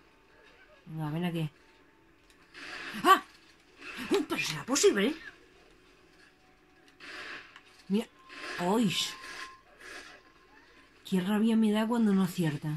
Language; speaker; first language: Spanish; native; Spanish